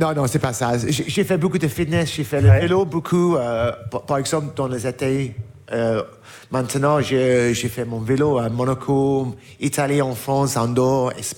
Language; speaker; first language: French; non-native, learner; English